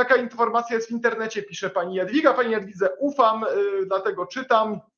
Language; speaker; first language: Polish; native; Polish